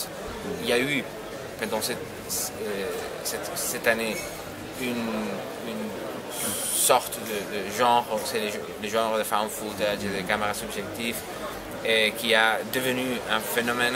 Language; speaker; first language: French; non-native, fluent; Spanish